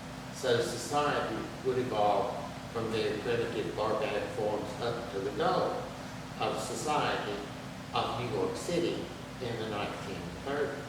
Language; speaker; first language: English; native; English